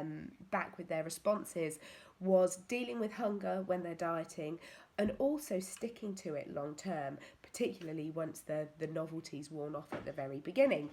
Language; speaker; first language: English; native; English